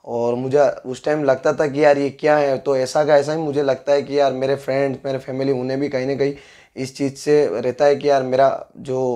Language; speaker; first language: Hindi; native; Hindi